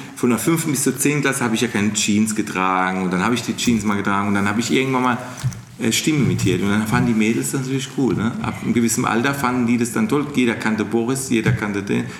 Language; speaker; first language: German; native; German